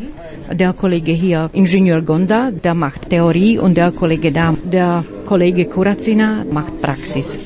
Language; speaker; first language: German; non-native, fluent; Slovak